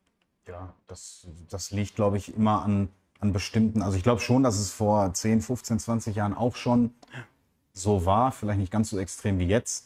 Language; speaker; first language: German; native; German